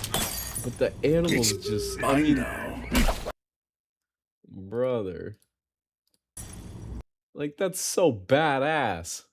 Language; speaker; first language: English; native; English